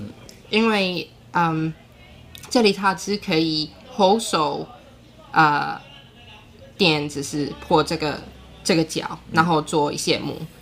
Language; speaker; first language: Chinese; non-native, learner; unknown